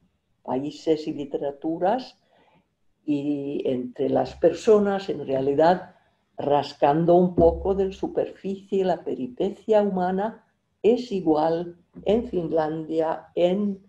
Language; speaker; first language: Spanish; non-native, fluent; Finnish